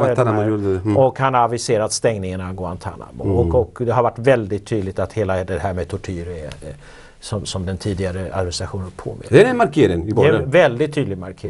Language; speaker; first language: Swedish; native; Swedish